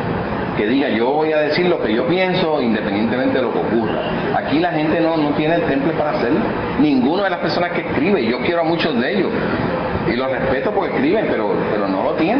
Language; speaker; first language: Spanish; native; Spanish